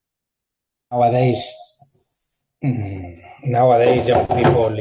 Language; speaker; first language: English; non-native, learner; Spanish